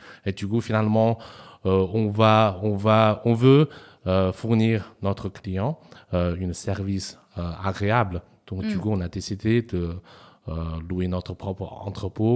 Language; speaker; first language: French; non-native, fluent; Chinese